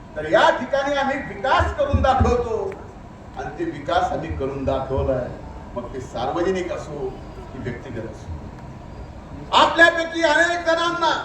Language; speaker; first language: Marathi; native; Marathi